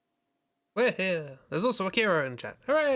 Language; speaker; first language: English; native; English